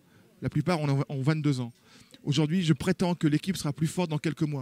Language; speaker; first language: French; native; French